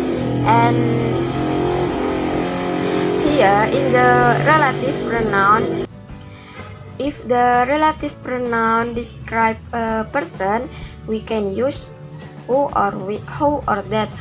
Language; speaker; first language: English; non-native, learner; Indonesian